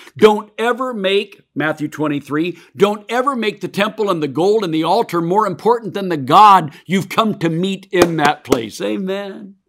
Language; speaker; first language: English; native; English